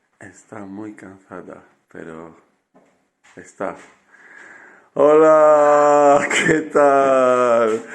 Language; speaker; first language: Spanish; non-native, fluent; Polish